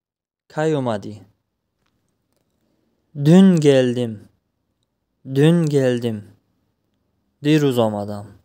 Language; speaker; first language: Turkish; non-native, fluent; Tajik